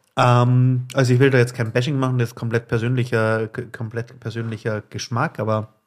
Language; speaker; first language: German; native; German